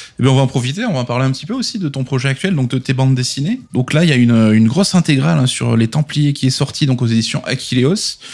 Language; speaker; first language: French; native; French